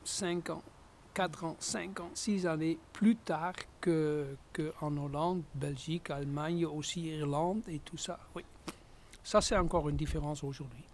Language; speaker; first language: French; non-native, fluent; Dutch